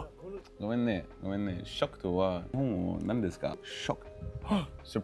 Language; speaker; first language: Japanese; non-native, learner; French